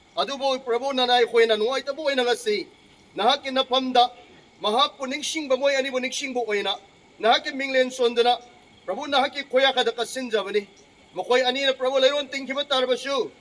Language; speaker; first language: Manipuri; non-native, local second language; Rongmei Naga